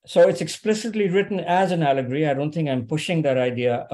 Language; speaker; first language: English; non-native, local second language; Urdu